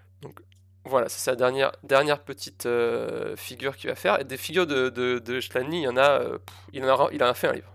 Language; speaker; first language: French; native; French